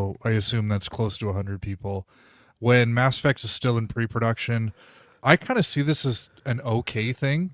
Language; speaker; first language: English; native; English